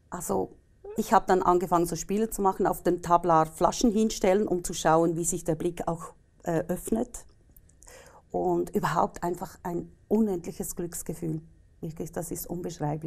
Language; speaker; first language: German; native; German